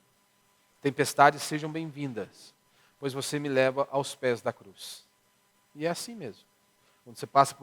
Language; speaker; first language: Portuguese; native; Portuguese